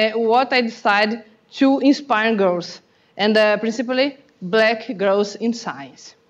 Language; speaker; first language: English; non-native, learner; Portuguese